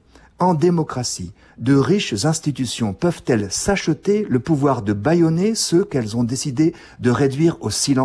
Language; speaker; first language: French; native; French